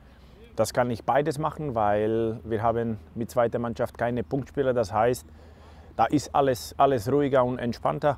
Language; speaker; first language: German; non-native, learner; Slovak